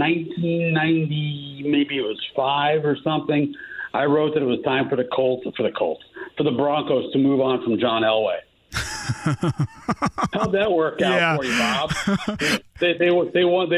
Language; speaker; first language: English; native; English